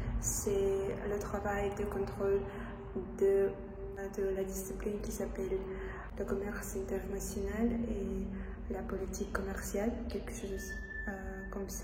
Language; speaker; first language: French; non-native, learner; Russian